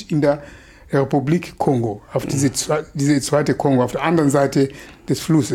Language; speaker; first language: German; non-native, fluent; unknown